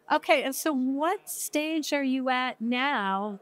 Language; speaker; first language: English; non-native, fluent; Hebrew